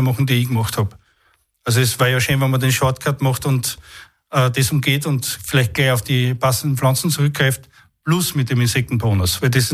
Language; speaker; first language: German; native; German